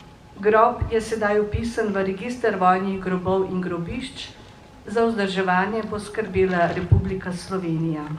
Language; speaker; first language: Slovenian; native; Slovenian